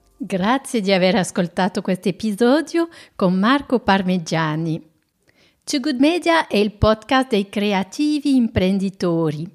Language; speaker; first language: Italian; non-native, fluent; French